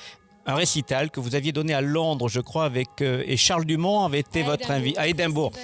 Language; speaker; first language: French; native; French